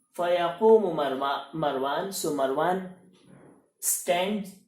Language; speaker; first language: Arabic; non-native, fluent; Hindi